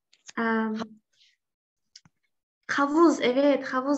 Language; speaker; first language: Turkish; non-native, learner; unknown